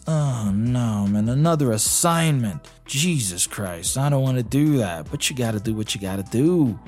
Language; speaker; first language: English; non-native, fluent; Portuguese